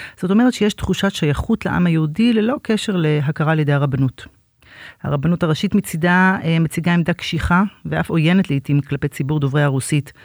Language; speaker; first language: Hebrew; native; Hebrew